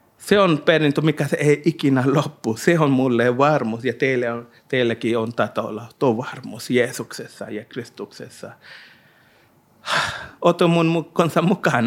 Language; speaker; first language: Finnish; non-native, learner; Hindi